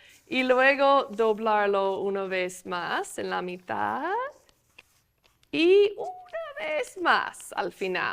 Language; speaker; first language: Spanish; non-native, fluent; English